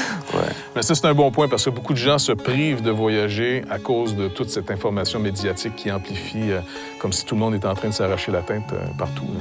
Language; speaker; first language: French; native; French